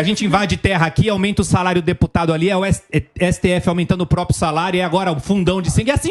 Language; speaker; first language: Portuguese; native; Portuguese